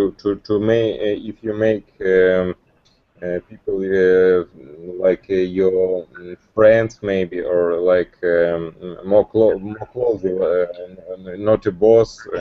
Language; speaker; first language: English; non-native, learner; Russian